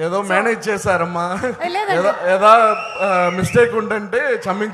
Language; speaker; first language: Telugu; non-native, learner; Tamil